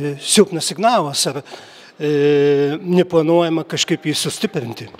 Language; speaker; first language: Lithuanian; native; Lithuanian